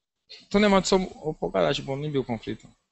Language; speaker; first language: Polish; non-native, learner; Portuguese